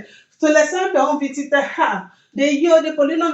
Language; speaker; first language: Swedish; non-native, learner; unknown